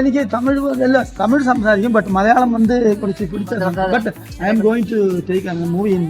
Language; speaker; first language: Malayalam; non-native, local second language; Tamil